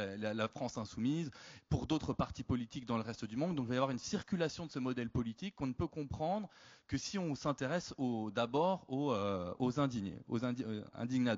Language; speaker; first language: French; native; French